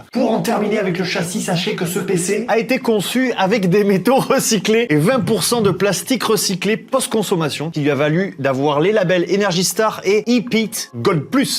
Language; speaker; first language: French; native; French